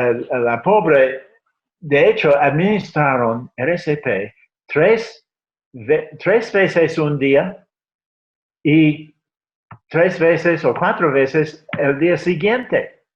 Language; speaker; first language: Spanish; non-native, fluent; English